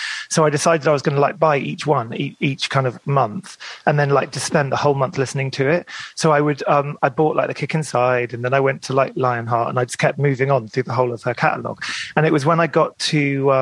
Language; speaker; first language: English; native; English